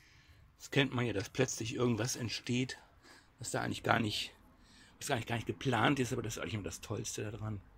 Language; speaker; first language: German; native; German